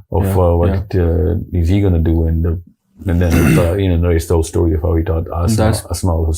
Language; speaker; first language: English; non-native, local second language; Urdu